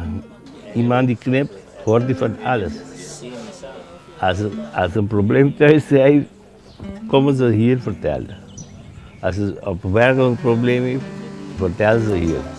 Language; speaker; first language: Dutch; non-native, local second language; Papiamento